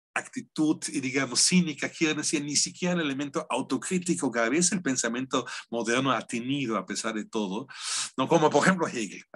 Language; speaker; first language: Spanish; non-native, fluent; German